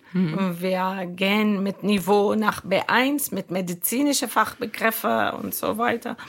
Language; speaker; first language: German; non-native, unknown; Arabic